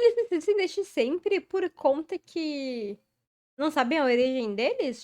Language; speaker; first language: Portuguese; native; Portuguese